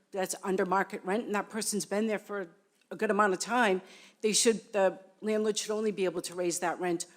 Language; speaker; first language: English; native; English